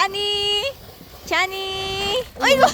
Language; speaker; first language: Korean; non-native, learner; Filipino